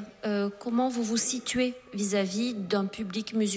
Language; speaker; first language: French; native; French